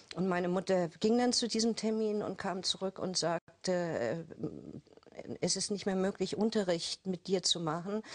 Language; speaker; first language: German; native; German